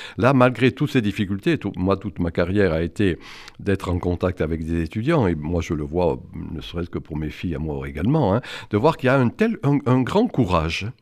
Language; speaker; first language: French; native; French